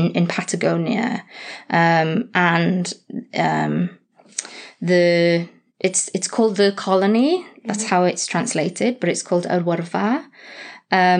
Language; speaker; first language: English; native; English